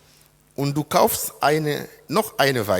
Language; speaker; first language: German; non-native, fluent; Lingala